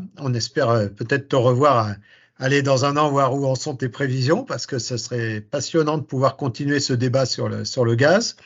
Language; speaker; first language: French; native; French